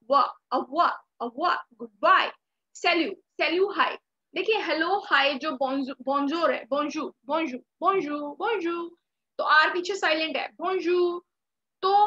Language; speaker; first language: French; non-native, learner; Hindi